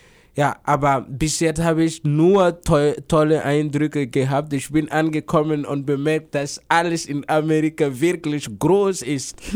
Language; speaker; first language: German; non-native, fluent; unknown